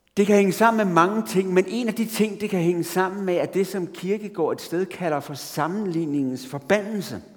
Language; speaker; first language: Danish; native; Danish